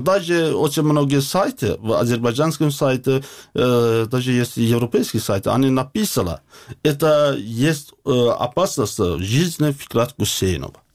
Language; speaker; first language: Russian; non-native, learner; Azerbaijani